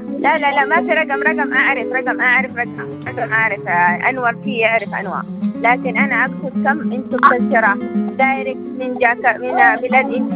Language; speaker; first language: Arabic; non-native, learner; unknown